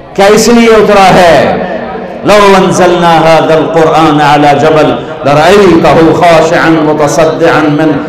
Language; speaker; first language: Urdu; non-native, local second language; Punjabi